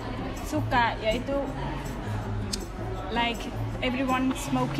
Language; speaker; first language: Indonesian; non-native, fluent; Khmer